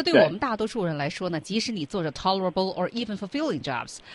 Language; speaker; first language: Chinese; native; Chinese